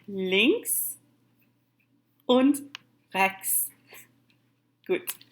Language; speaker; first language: German; non-native, fluent; English